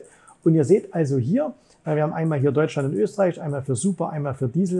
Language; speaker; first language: German; native; German